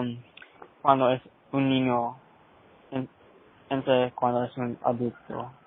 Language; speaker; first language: Spanish; early bilingual, heritage; Spanish